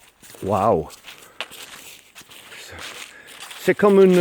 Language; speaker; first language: French; non-native, learner; English